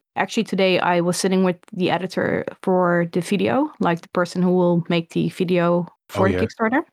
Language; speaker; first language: English; early bilingual, other home language; Dutch